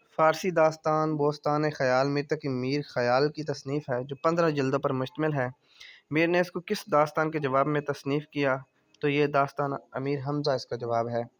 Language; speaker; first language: Urdu; native; Urdu